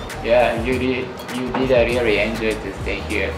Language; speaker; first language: English; non-native, learner; Japanese